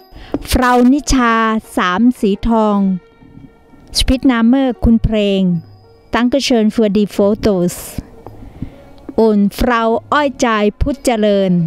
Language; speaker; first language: German; non-native, learner; Thai